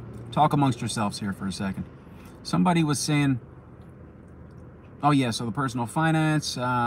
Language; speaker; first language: English; native; English